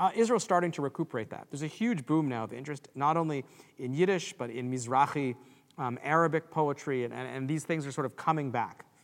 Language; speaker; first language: English; native; English